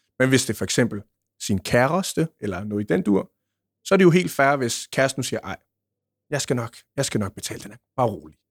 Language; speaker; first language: Danish; early bilingual, other home language; Punjabi